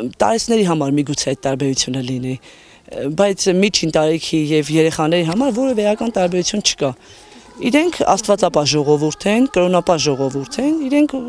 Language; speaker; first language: Armenian; native; Armenian